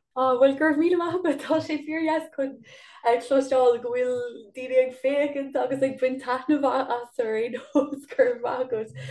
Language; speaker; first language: Irish; non-native, local second language; English